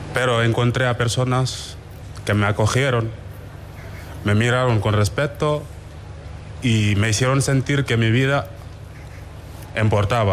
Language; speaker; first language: Spanish; non-native, fluent; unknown